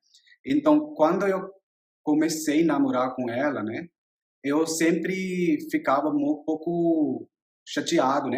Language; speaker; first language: Portuguese; non-native, learner; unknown